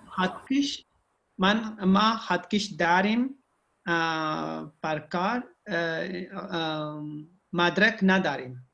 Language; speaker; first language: Persian; non-native, learner; Urdu